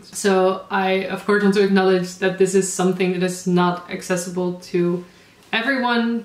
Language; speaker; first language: English; non-native, fluent; Dutch